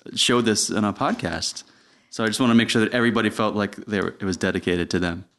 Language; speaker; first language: English; native; English